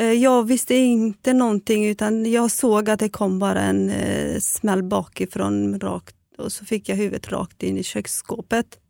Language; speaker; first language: Swedish; non-native, fluent; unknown